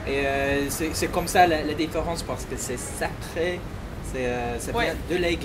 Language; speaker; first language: French; non-native, fluent; English